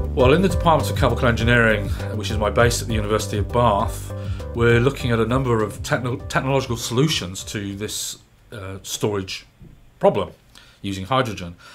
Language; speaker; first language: English; native; English